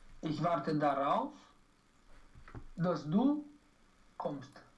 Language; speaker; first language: German; non-native, learner; Romanian